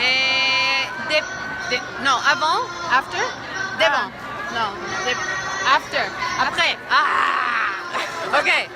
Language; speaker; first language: French; non-native, learner; English